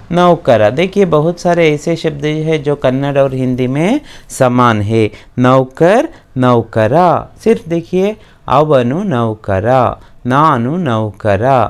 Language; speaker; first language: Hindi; non-native, local second language; Kannada